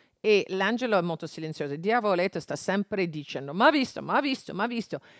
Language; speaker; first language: Italian; non-native, fluent; English